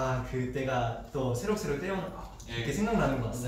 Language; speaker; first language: Korean; native; Korean